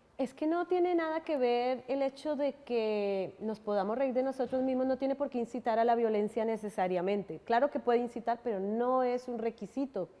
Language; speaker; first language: Spanish; native; Spanish